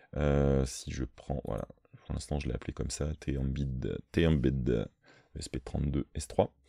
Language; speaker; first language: French; native; French